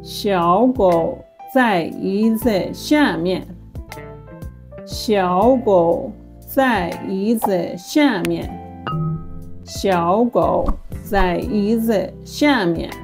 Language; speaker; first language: Chinese; non-native, fluent; Persian